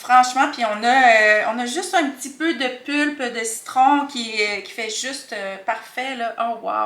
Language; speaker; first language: French; native; French